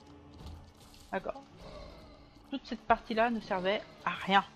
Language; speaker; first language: French; native; French